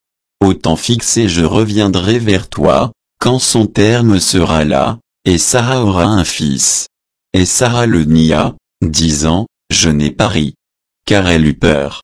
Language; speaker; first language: French; native; French